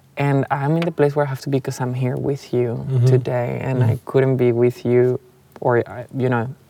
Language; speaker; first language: English; non-native, fluent; Spanish